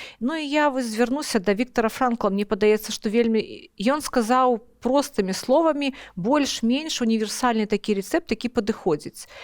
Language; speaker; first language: Belarusian; non-native, local second language; Russian